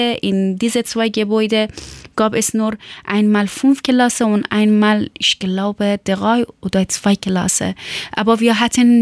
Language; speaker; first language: German; non-native, learner; Persian